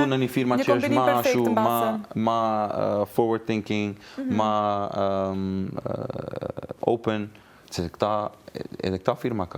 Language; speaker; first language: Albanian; non-native, learner; Turkish